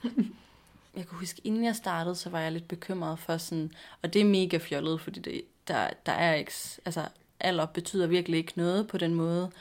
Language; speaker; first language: Danish; native; Danish